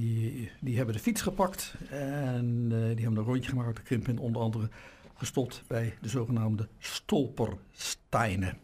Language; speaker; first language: Dutch; native; Dutch